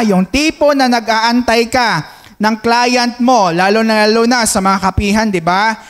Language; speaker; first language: Filipino; non-native, local second language; Hiligaynon